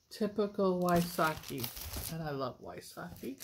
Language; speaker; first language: English; native; English